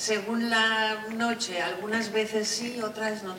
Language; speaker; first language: Spanish; native; Spanish